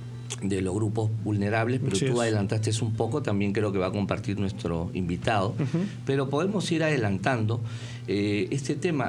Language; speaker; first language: Spanish; native; Spanish